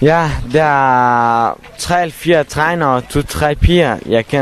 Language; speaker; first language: Danish; non-native, learner; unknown